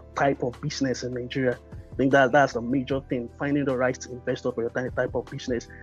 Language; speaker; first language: English; non-native, local second language; Yoruba